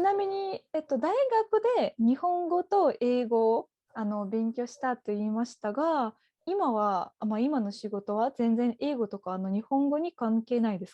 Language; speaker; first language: Japanese; non-native, fluent; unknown